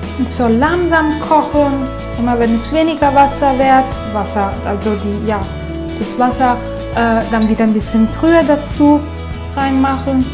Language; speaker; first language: German; non-native, fluent; Italian